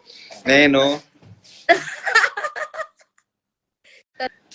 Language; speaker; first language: Telugu; non-native, learner; Hindi